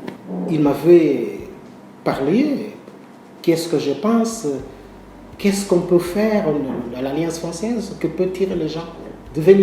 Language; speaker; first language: French; non-native, learner; Portuguese